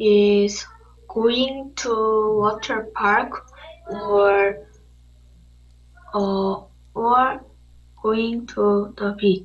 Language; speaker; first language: English; non-native, learner; Korean